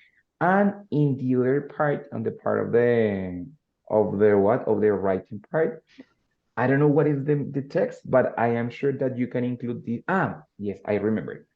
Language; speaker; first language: English; non-native, fluent; Spanish